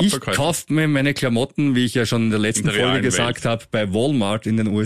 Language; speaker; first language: German; native; German